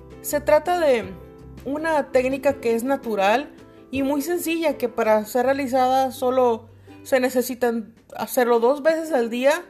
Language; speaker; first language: Spanish; native; Spanish